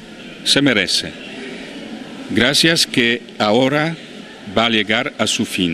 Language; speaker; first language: Spanish; non-native, fluent; Polish